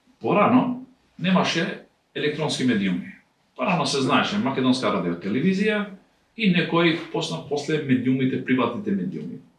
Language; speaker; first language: Macedonian; non-native, local second language; Albanian